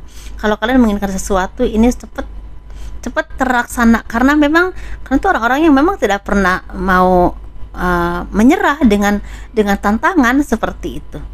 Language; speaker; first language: Indonesian; native; Indonesian